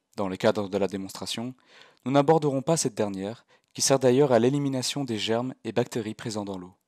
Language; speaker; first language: French; native; French